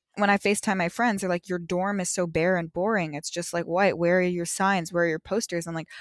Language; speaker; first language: English; native; English